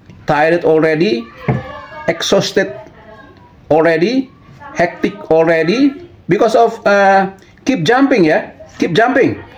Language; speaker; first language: English; non-native, learner; Indonesian